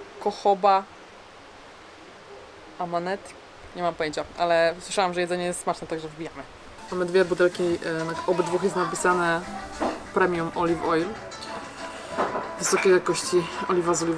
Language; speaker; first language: Polish; native; Polish